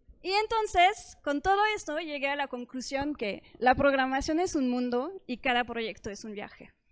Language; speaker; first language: Spanish; non-native, fluent; French